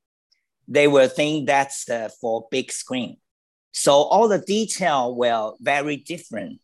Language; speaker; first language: English; non-native, learner; Chinese